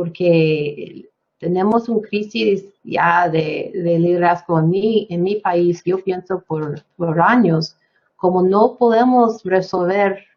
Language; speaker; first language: Spanish; non-native, fluent; English